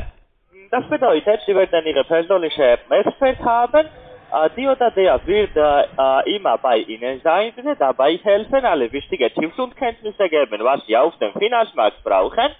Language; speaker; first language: German; non-native, learner; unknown